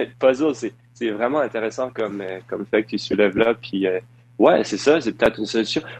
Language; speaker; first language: French; native; French